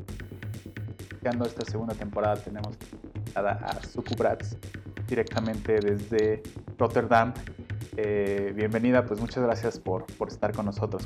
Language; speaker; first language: Spanish; native; Spanish